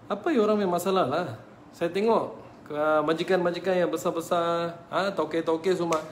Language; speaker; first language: Malay; non-native, local second language; Tamil